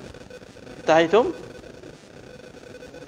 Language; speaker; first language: Arabic; non-native, fluent; Indonesian